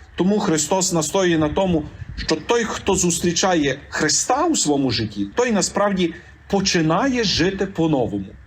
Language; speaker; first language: Ukrainian; native; Ukrainian